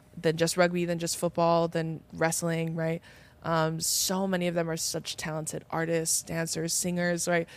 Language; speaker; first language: English; native; English